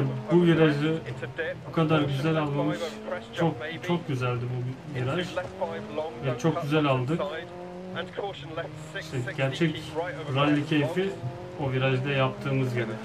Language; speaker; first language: Turkish; native; Turkish